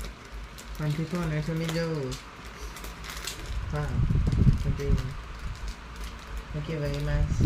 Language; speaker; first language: English; non-native, learner; Thai